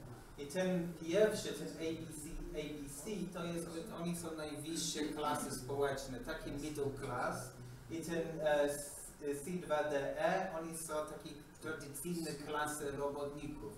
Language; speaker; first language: Polish; non-native, learner; English